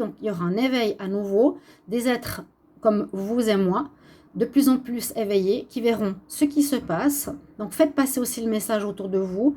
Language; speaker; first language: French; native; French